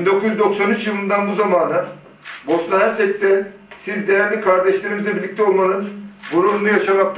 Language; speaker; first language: Turkish; native; Turkish